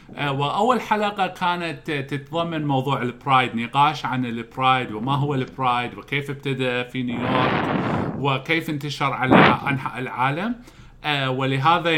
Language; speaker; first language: Arabic; native; Arabic